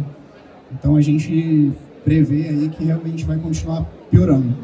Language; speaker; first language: Portuguese; native; Portuguese